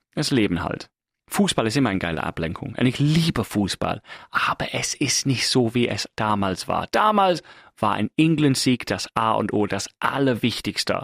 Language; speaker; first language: German; non-native, fluent; English